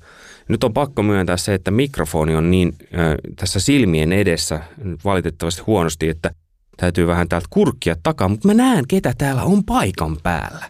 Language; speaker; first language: Finnish; native; Finnish